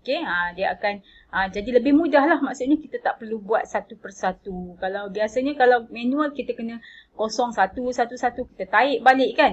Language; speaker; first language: Malay; native; Malay